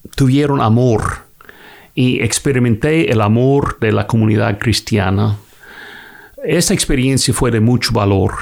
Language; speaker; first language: Spanish; non-native, fluent; English